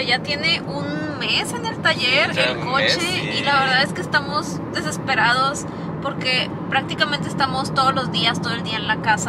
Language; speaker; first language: Spanish; native; Spanish